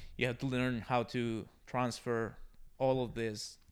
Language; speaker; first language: English; non-native, fluent; Italian